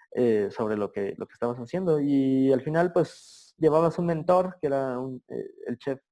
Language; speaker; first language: Spanish; native; Spanish